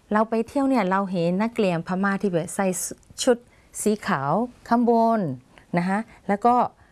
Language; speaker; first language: Thai; non-native, fluent; Burmese